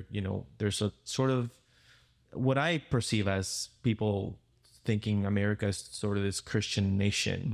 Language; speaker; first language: English; non-native, fluent; Spanish